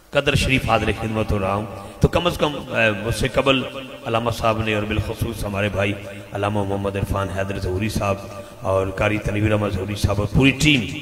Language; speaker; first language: Urdu; non-native, local second language; Punjabi